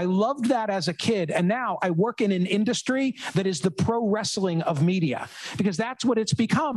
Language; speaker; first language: English; native; English